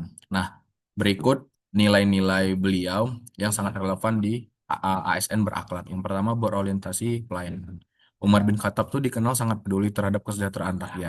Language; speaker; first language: Indonesian; native; Indonesian